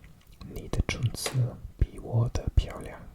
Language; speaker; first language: Chinese; non-native, learner; English